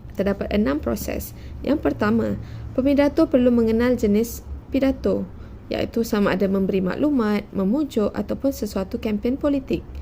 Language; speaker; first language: Malay; native; Malay